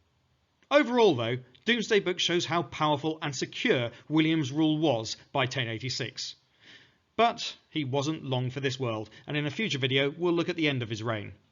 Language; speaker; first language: English; native; English